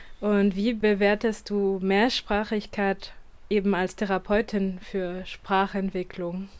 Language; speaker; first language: German; native; German